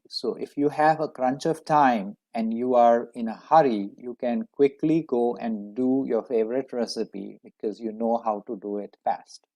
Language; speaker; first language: English; non-native, local second language; Marathi